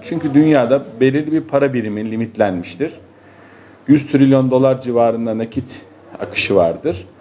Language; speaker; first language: Turkish; native; Turkish